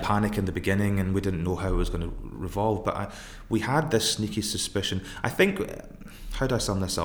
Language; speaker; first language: English; native; English